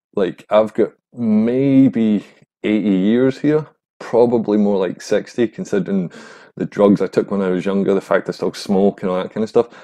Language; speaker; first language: English; native; English